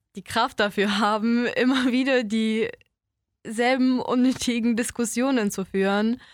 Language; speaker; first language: German; early bilingual, other home language; Polish